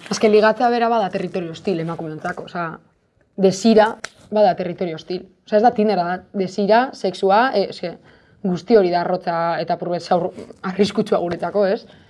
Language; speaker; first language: Basque; native; Basque